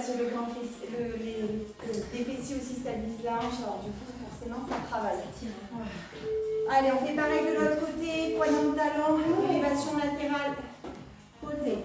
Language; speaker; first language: French; native; French